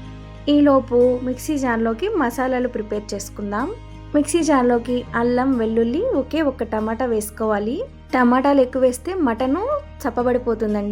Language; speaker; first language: Telugu; native; Telugu